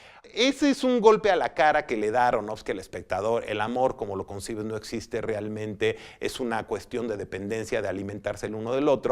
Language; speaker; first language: Spanish; native; Spanish